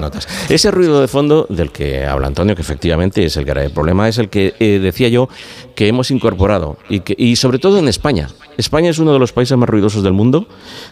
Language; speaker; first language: Spanish; native; Spanish